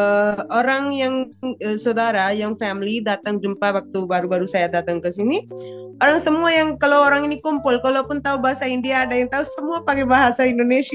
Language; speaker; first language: Indonesian; non-native, fluent; Punjabi